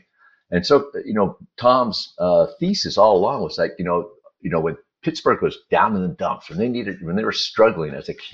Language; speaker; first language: English; native; English